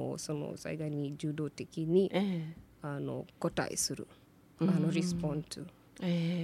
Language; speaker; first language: Japanese; non-native, learner; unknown